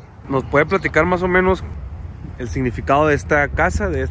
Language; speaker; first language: Spanish; native; Spanish